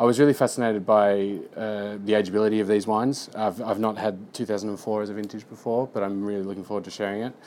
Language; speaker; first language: English; native; English